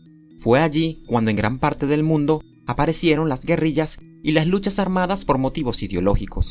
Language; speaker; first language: Spanish; native; Spanish